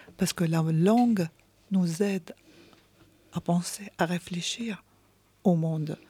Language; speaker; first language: French; non-native, fluent; Arabic